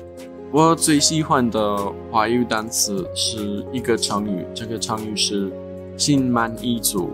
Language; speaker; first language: Chinese; non-native, learner; English